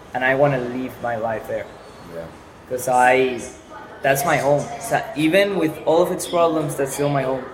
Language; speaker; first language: English; non-native, fluent; Spanish